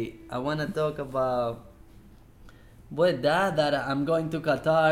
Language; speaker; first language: English; non-native, fluent; Spanish